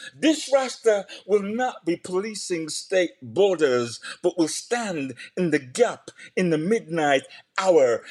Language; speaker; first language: English; native; English